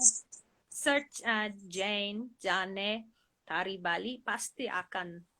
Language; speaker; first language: Indonesian; non-native, fluent; English